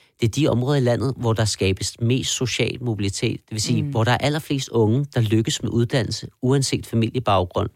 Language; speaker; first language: Danish; early bilingual, other home language; Persian